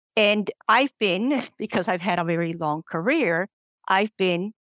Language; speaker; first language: English; non-native, fluent; Spanish